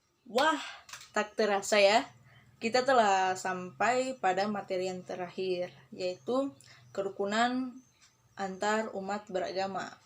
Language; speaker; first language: Indonesian; native; Indonesian